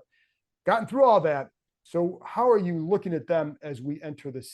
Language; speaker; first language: English; native; English